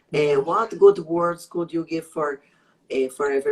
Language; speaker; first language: English; non-native, learner; Portuguese